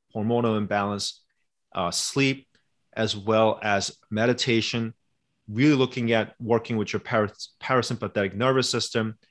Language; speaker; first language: English; early bilingual, other home language; Korean